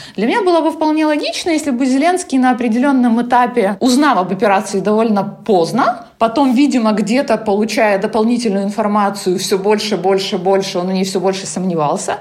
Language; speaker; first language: Russian; non-native, local second language; Ukrainian